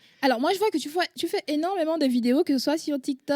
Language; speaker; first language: French; native; French